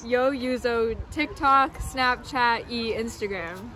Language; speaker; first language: Spanish; non-native, learner; English